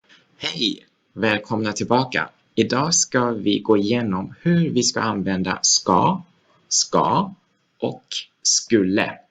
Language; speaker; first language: Swedish; non-native, fluent; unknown